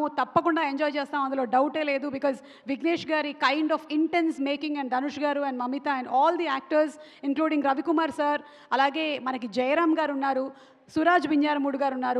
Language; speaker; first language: Telugu; native; Telugu